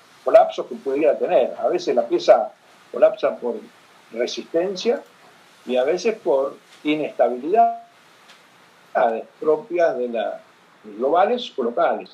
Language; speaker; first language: Spanish; native; Spanish